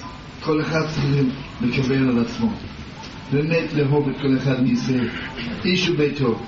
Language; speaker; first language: Hebrew; non-native, learner; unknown